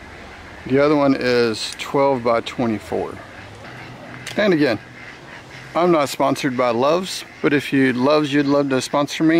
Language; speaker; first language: English; native; English